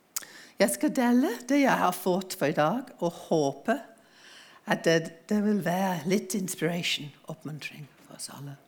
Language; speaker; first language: Norwegian; non-native, fluent; English